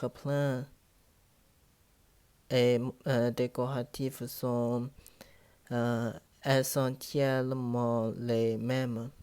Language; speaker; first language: French; non-native, learner; Chinese